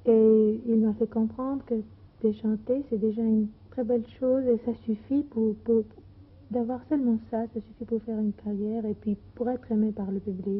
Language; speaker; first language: French; non-native, fluent; Greek